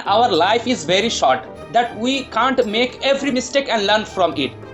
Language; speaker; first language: English; non-native, local second language; Bangla